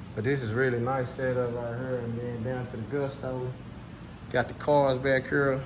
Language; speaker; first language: English; native; English